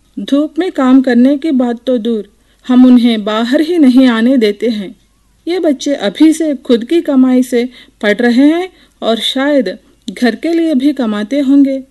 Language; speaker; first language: Hindi; non-native, local second language; Telugu